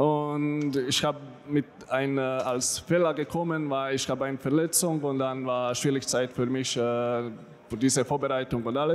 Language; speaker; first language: German; non-native, learner; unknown